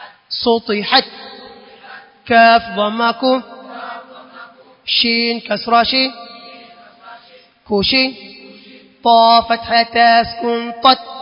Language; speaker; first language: Arabic; non-native, learner; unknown